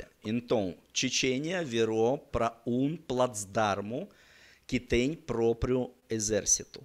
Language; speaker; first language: Portuguese; non-native, learner; Russian